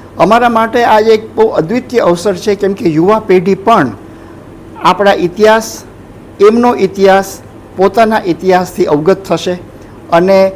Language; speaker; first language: Gujarati; native; Gujarati